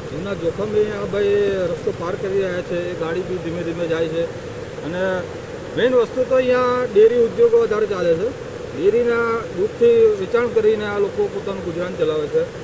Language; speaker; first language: Gujarati; native; Gujarati